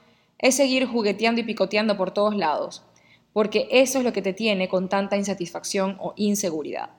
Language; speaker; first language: Spanish; native; Spanish